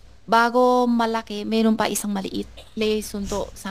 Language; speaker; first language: Filipino; non-native, learner; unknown